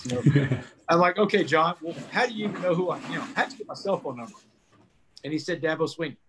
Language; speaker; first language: English; native; English